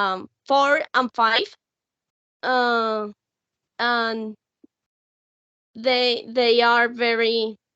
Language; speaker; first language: English; non-native, learner; Spanish